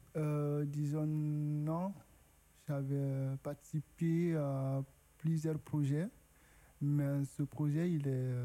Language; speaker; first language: French; non-native, local second language; Susu